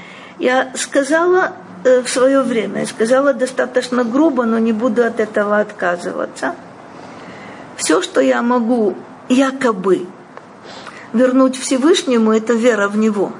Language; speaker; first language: Russian; native; Russian